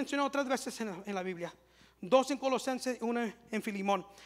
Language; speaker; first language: Spanish; early bilingual, heritage; Spanish